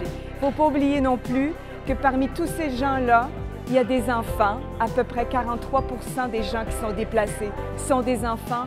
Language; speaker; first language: French; native; French